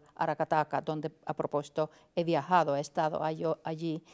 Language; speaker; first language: Spanish; non-native, fluent; Finnish